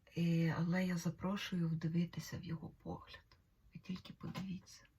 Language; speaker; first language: Ukrainian; native; Ukrainian